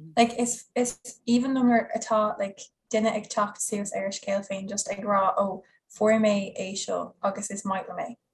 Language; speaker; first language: Irish; non-native, local second language; English